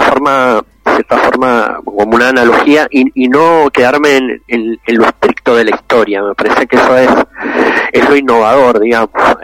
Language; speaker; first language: Spanish; native; Spanish